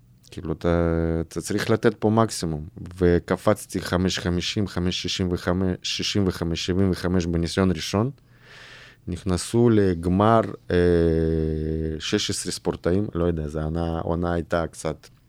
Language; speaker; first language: Hebrew; non-native, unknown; Russian